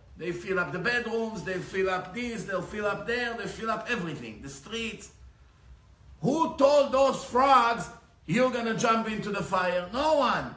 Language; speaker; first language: English; non-native, fluent; Hebrew